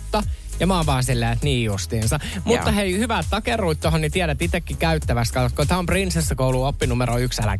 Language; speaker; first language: Finnish; native; Finnish